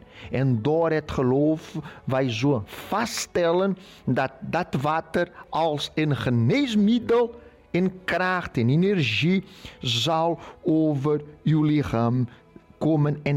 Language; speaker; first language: Dutch; non-native, fluent; Portuguese